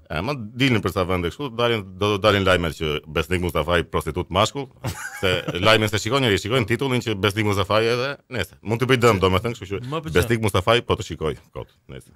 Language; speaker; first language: Albanian; native; Albanian